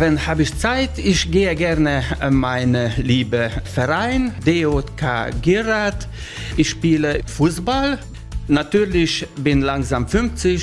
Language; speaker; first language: German; non-native, learner; Hungarian